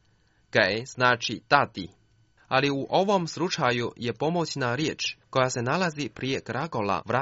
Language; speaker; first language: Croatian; non-native, fluent; Chinese